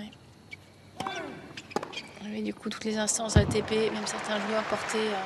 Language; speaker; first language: French; native; French